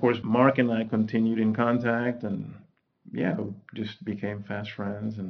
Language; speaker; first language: English; non-native, fluent; Spanish